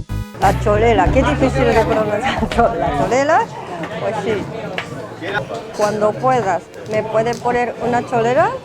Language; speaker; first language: Spanish; non-native, fluent; Japanese